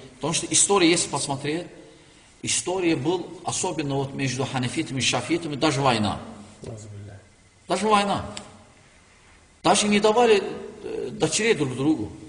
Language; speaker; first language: Russian; non-native, learner; Turkish